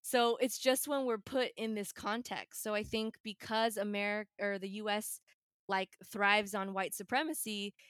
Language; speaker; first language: English; native; English